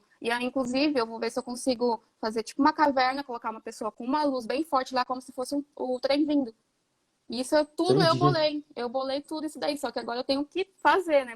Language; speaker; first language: Portuguese; native; Portuguese